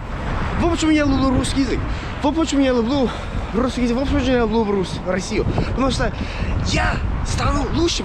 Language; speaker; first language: Russian; non-native, fluent; English